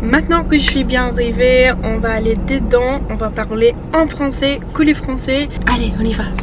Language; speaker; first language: French; non-native, fluent; English